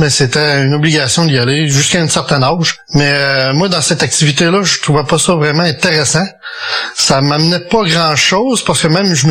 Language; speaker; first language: French; native; French